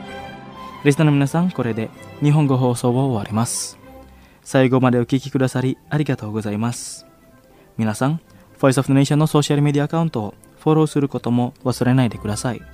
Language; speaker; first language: Japanese; non-native, fluent; Indonesian